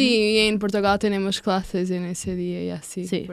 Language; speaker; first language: Spanish; non-native, learner; Portuguese